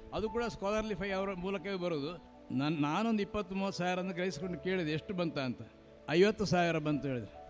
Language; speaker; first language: Kannada; non-native, local second language; Marathi